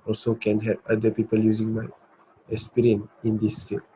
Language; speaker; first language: English; non-native, learner; Malay